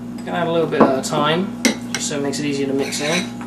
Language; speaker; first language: English; native; English